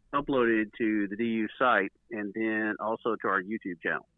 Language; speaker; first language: English; native; English